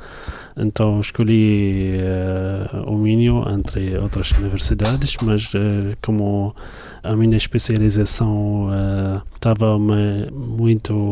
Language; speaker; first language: Portuguese; non-native, fluent; Arabic